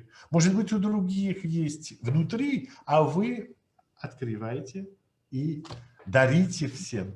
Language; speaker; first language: Russian; non-native, fluent; French